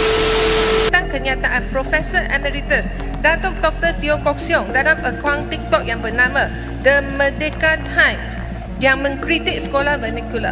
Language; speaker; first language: Malay; non-native, local second language; Chinese